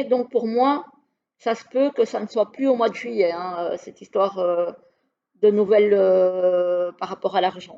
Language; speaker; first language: French; native; French